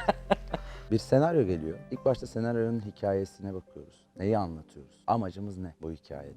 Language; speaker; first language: Turkish; native; Turkish